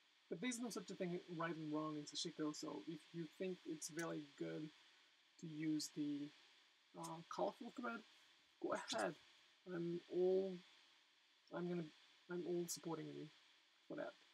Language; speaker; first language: English; non-native, fluent; Japanese